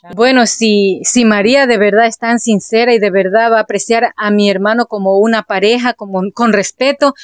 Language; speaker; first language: Spanish; native; Spanish